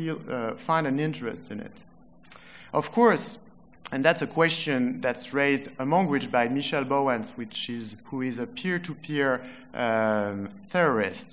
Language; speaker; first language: English; non-native, fluent; French